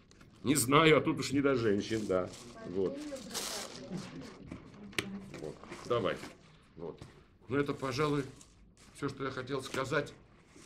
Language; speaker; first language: Russian; native; Russian